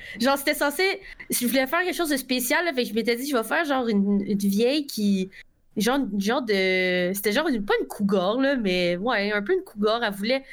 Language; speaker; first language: French; native; French